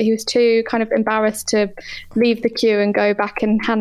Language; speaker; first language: English; native; English